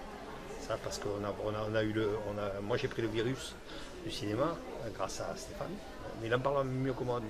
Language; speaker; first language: French; native; French